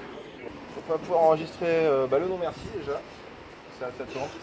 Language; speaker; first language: French; native; French